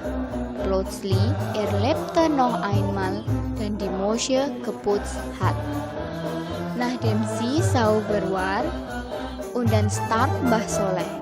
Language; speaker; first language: German; non-native, learner; Indonesian